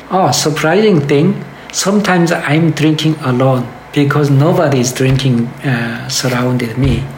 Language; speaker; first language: English; early bilingual, other home language; Korean